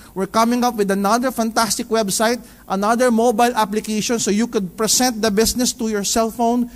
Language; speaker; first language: English; non-native, local second language; Filipino